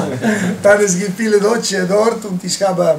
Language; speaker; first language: German; non-native, learner; Spanish